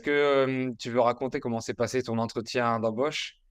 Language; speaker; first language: French; native; French